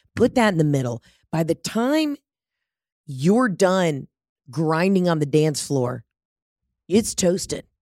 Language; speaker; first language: English; early bilingual, other home language; Italian